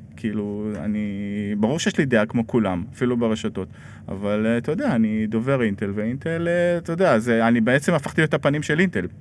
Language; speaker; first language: Hebrew; native; Hebrew